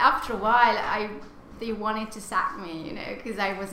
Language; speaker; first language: English; non-native, fluent; Hungarian